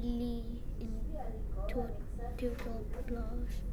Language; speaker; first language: French; non-native, learner; English